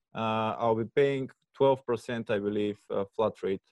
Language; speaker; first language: English; non-native, fluent; Bulgarian